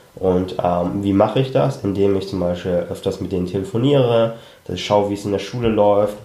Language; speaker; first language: German; early bilingual, other home language; Cantonese